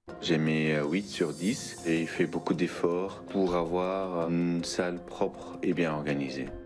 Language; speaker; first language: French; non-native, fluent; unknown